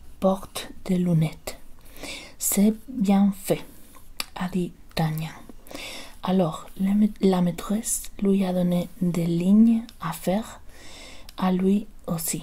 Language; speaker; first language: French; non-native, learner; Spanish